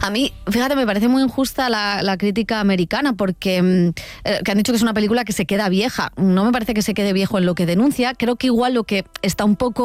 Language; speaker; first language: Spanish; native; Spanish